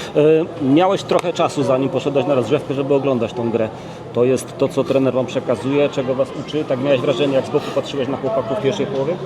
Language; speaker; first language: Polish; native; Polish